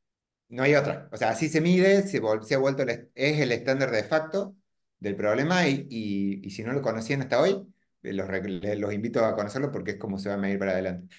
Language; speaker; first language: Spanish; native; Spanish